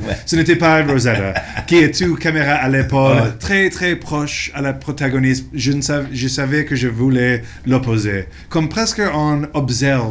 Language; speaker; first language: French; non-native, local second language; English